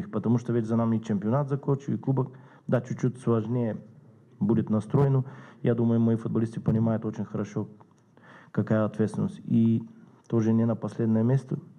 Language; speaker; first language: Russian; non-native, learner; Bulgarian